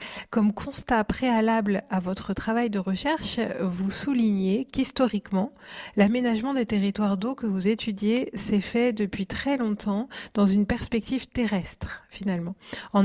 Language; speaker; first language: French; native; French